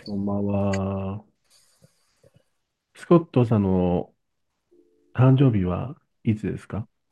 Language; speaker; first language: Japanese; non-native, fluent; Chinese